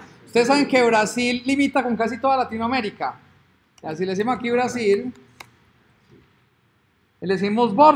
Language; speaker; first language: Spanish; native; Spanish